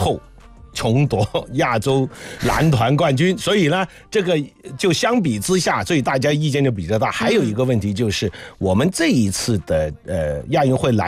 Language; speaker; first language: Chinese; non-native, local second language; Cantonese